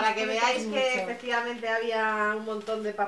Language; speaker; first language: Spanish; native; Spanish